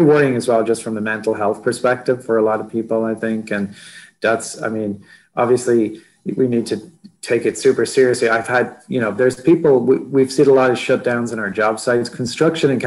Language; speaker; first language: English; native; English